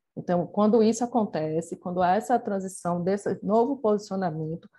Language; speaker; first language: Portuguese; native; Portuguese